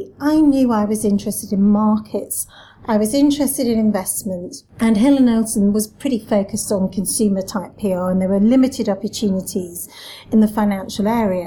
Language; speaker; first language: English; native; English